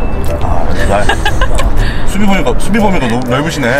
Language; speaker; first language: Korean; native; Korean